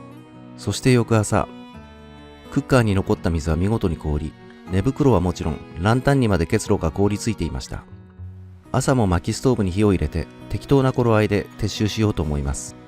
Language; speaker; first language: Japanese; native; Japanese